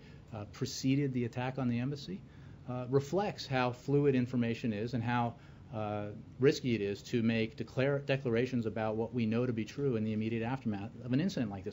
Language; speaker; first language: English; native; English